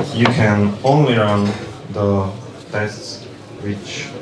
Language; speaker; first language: English; non-native, fluent; Slovak